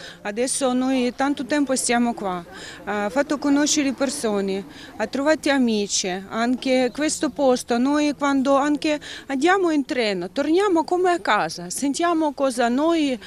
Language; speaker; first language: Italian; non-native, learner; Ukrainian